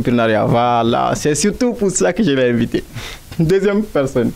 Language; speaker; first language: French; non-native, local second language; Bambara